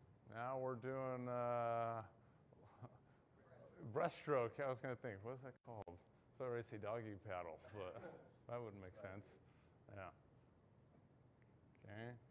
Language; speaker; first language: English; native; English